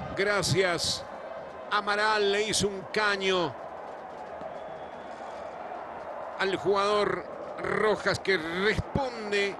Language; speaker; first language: Spanish; native; Spanish